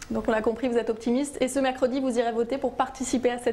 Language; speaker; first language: French; native; French